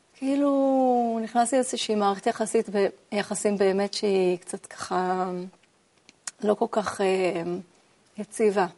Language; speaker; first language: Hebrew; native; Hebrew